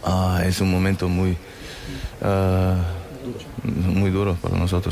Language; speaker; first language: Spanish; non-native, learner; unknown